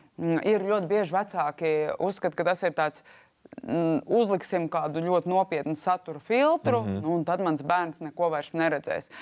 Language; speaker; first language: Latvian; non-native, local second language; Russian